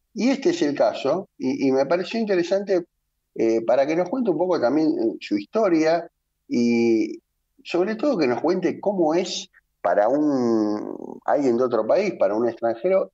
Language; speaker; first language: Spanish; native; Spanish